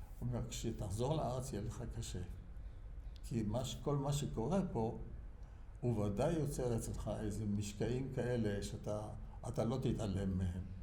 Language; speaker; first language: Hebrew; early bilingual, other home language; German